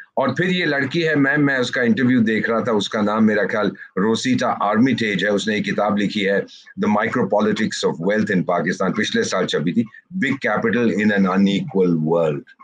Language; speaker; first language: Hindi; native; Hindi